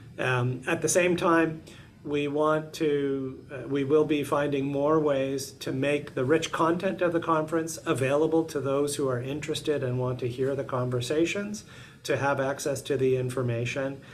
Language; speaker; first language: English; native; English